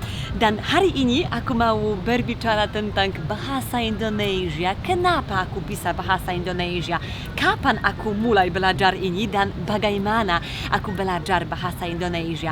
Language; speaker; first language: Indonesian; non-native, fluent; Polish